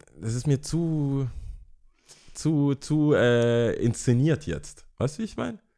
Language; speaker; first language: German; early bilingual, other home language; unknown